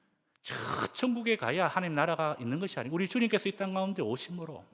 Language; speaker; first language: Korean; native; Korean